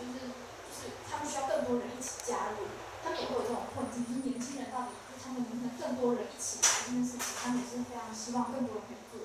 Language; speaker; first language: Chinese; native; Chinese